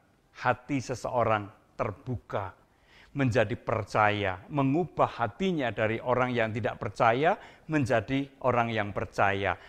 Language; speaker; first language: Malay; non-native, local second language; Indonesian